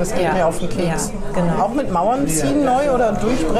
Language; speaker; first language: German; native; German